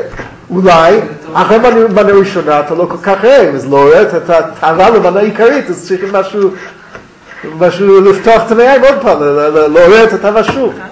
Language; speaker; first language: Hebrew; non-native, fluent; English